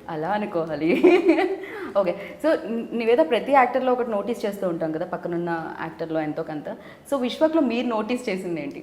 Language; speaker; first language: Telugu; native; Telugu